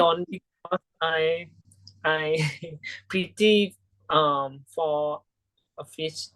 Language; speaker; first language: English; non-native, learner; Thai